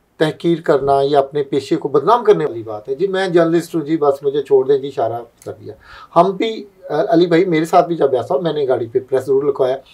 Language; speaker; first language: Urdu; non-native, local second language; Punjabi